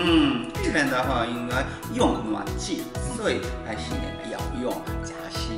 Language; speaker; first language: Chinese; non-native, learner; Japanese